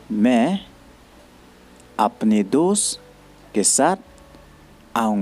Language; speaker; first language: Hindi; non-native, learner; Khasi